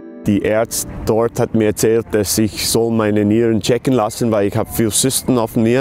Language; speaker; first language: German; non-native, fluent; English